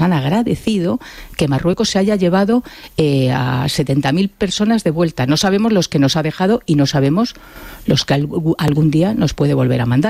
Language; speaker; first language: Spanish; native; Spanish